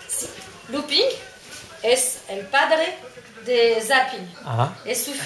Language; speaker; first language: Spanish; non-native, learner; French